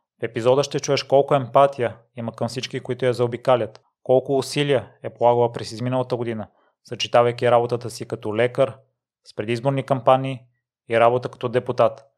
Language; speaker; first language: Bulgarian; native; Bulgarian